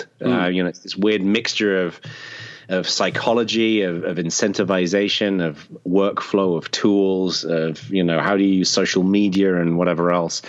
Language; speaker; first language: English; native; English